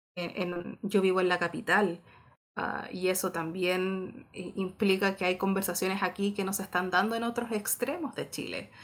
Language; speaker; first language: Spanish; native; Spanish